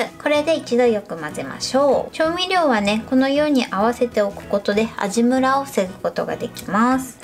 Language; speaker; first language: Japanese; native; Japanese